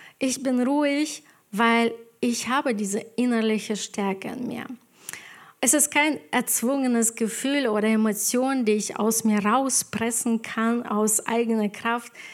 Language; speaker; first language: German; non-native, fluent; Ukrainian